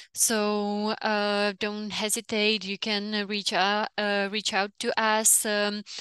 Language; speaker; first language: English; non-native, fluent; Czech